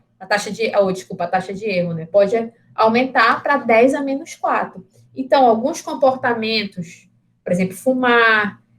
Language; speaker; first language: Portuguese; native; Portuguese